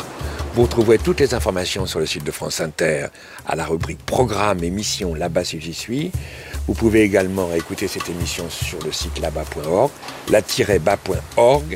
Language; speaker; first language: French; native; French